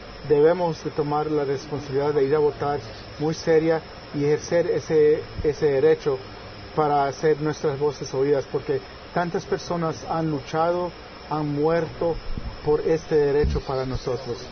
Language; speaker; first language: Spanish; native; Spanish